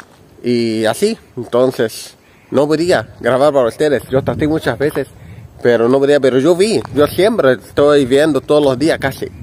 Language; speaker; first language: Spanish; non-native, fluent; Arabic